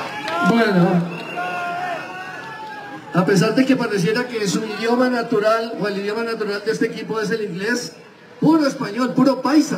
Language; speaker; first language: Spanish; native; Spanish